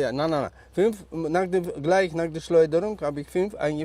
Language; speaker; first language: German; non-native, learner; Russian